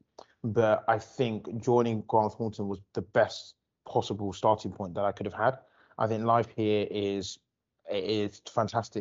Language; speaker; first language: English; native; English